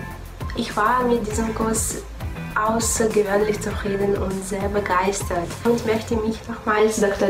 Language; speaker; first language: German; non-native, fluent; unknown